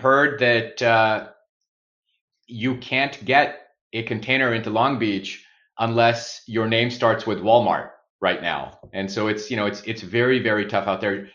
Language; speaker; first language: English; non-native, local second language; Urdu